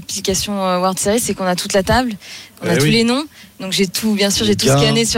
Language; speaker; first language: French; native; French